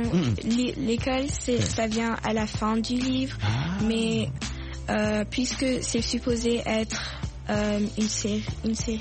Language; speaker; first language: French; early bilingual, heritage; French